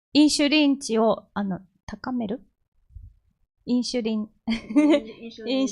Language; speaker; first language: Japanese; non-native, fluent; Korean